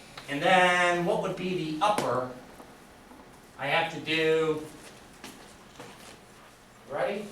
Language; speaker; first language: English; native; English